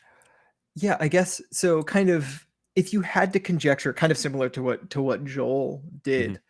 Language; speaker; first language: English; native; English